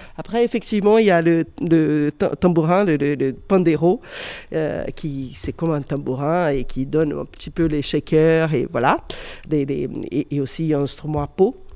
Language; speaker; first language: French; non-native, fluent; Portuguese